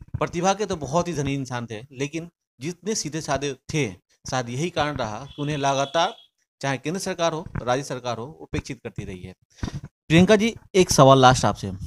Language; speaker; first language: Hindi; native; Hindi